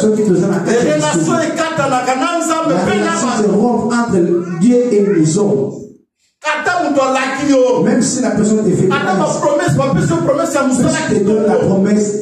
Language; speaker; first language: French; non-native, local second language; Lingala